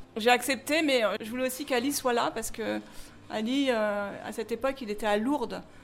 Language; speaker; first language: French; native; French